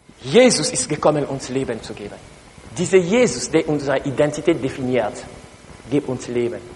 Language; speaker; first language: German; non-native, learner; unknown